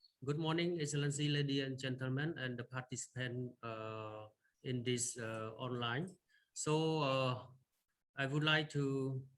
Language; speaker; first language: English; non-native, learner; Khmer